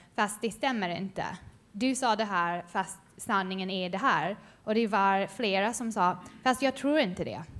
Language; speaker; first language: Swedish; non-native, fluent; English